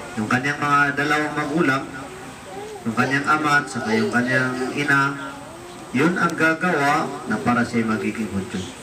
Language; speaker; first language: Filipino; non-native, local second language; Maguindanaon